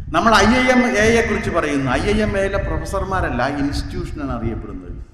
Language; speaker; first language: Malayalam; native; Malayalam